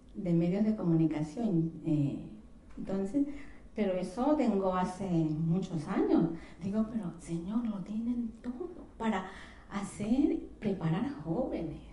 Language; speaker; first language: Spanish; native; Spanish